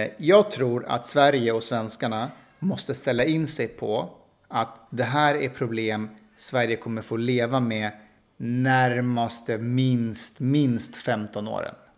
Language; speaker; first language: Swedish; early bilingual, other home language; Persian